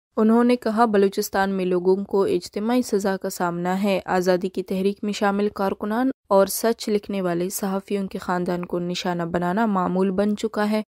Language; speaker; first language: Urdu; non-native, local second language; Baluchi